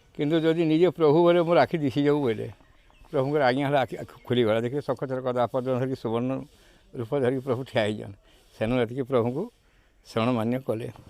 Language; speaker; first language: Odia; native; Odia